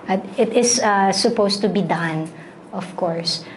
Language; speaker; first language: English; non-native, local second language; Filipino